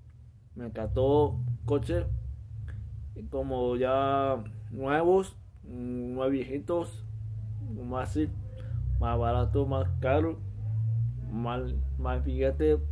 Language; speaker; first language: Spanish; non-native, local second language; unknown